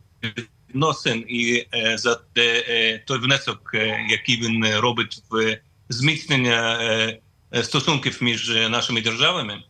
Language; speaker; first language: Ukrainian; non-native, fluent; Russian